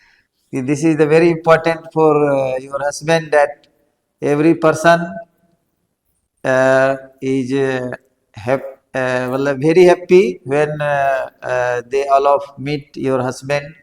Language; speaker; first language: English; non-native, learner; Hindi